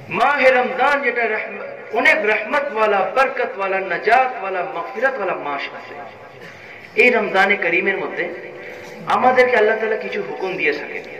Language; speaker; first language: Bangla; non-native, fluent; Urdu